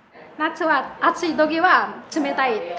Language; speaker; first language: Japanese; non-native, learner; Chinese